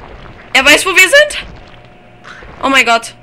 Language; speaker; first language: German; native; German